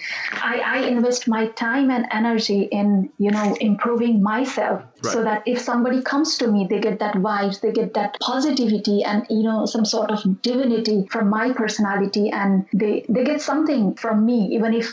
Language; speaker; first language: English; non-native, local second language; Nepali